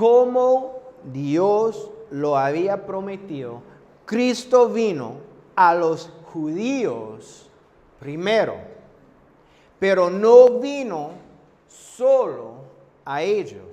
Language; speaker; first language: Spanish; non-native, fluent; English